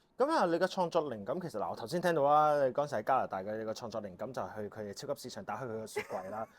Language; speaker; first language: Cantonese; native; Cantonese